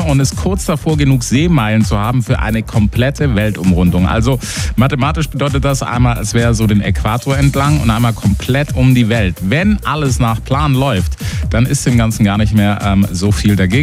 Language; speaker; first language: German; native; German